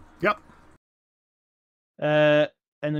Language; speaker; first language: English; non-native, fluent; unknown